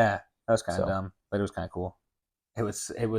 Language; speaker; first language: English; native; English